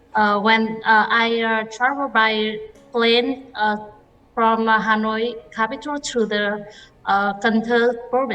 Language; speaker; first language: English; non-native, learner; Vietnamese